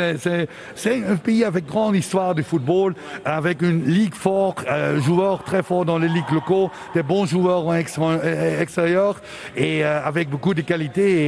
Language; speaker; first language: French; non-native, local second language; Dutch